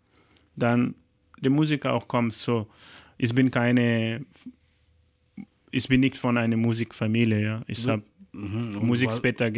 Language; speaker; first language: German; non-native, learner; Fula